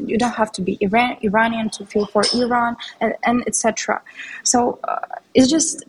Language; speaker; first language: English; non-native, fluent; Tatar